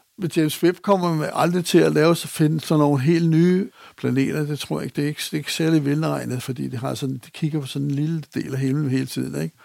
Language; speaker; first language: Danish; native; Danish